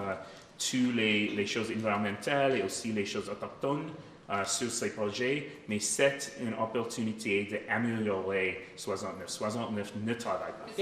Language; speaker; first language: French; non-native, local second language; English